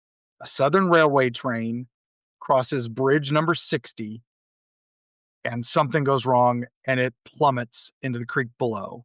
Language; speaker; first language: English; native; English